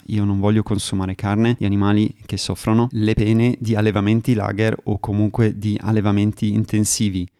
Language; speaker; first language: Italian; early bilingual, heritage; Italian